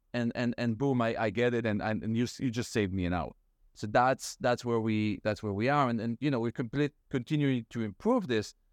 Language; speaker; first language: English; non-native, fluent; Hebrew